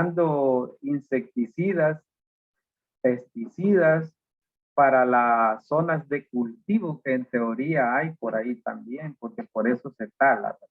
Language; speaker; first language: Spanish; native; Spanish